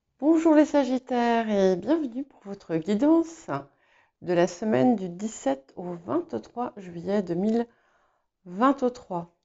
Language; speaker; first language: French; non-native, fluent; English